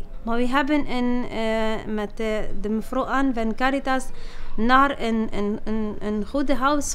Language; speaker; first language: Dutch; non-native, learner; Kurdish